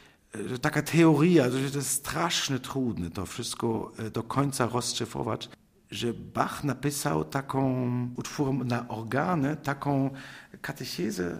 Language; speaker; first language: Polish; non-native, fluent; German